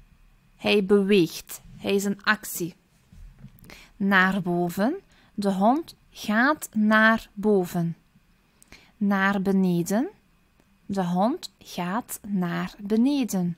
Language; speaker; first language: Dutch; early bilingual, other home language; Turkish